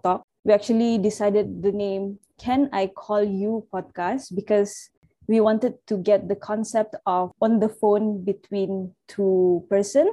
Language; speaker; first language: English; non-native, local second language; Malay